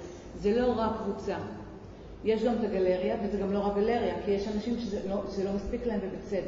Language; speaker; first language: Hebrew; native; Hebrew